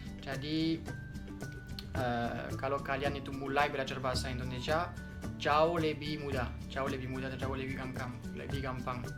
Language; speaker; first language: Indonesian; non-native, fluent; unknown